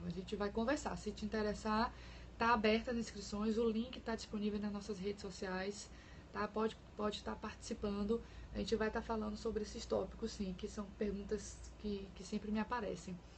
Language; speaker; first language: Portuguese; native; Portuguese